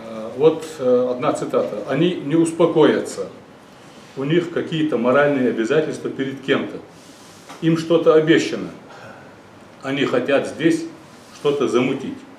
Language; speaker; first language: Russian; non-native, local second language; Ingush